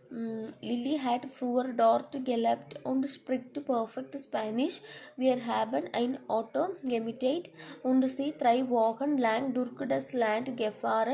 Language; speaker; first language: German; non-native, learner; Malayalam